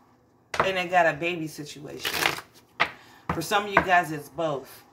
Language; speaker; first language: English; native; English